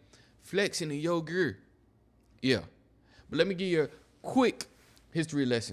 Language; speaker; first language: English; native; English